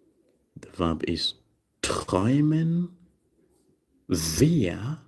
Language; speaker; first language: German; non-native, fluent; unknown